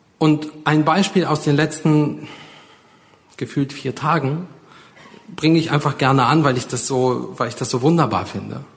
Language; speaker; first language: German; early bilingual, other home language; Russian